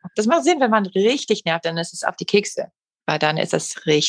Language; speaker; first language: German; non-native, fluent; English